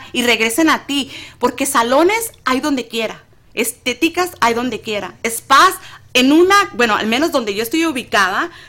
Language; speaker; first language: Spanish; native; Spanish